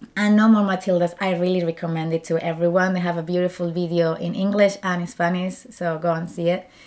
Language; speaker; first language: English; non-native, fluent; Spanish